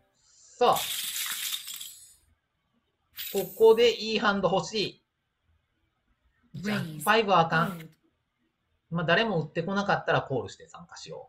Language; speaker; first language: Japanese; native; Japanese